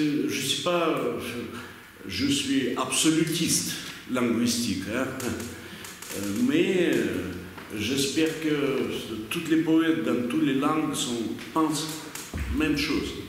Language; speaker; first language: French; non-native, learner; Russian